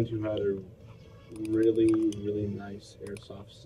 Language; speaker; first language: English; native; English